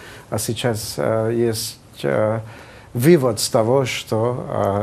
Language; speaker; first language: Russian; non-native, fluent; Hungarian